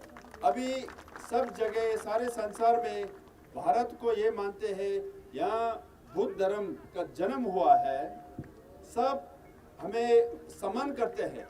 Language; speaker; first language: Hindi; non-native, fluent; Tibetan